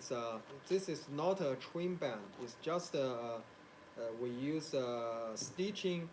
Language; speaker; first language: English; non-native, learner; Chinese